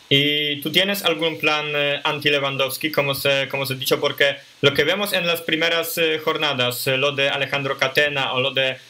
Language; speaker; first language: Spanish; non-native, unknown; Polish